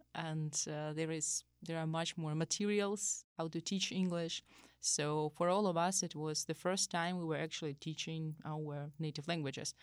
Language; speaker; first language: English; non-native, fluent; Russian